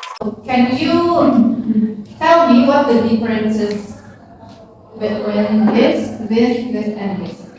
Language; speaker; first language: English; non-native, fluent; Indonesian